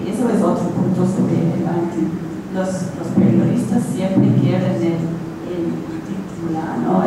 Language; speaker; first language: Spanish; non-native, fluent; English